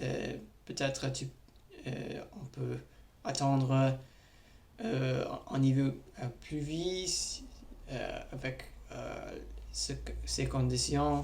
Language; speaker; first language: French; non-native, learner; English